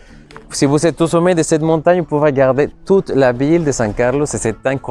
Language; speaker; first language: French; non-native, fluent; Spanish